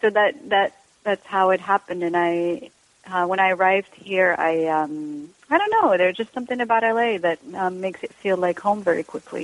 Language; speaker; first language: English; non-native, fluent; Arabic